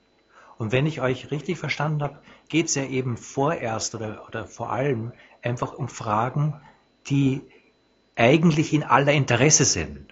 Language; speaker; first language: German; native; German